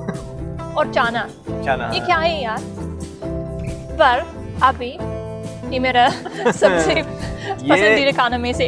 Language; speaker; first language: Hindi; non-native, learner; English